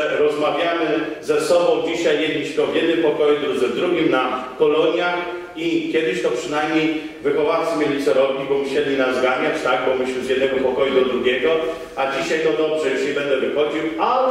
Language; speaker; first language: Polish; native; Polish